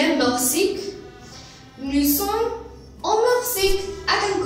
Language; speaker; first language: French; non-native, learner; Spanish